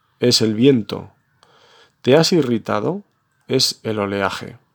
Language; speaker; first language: Spanish; native; Spanish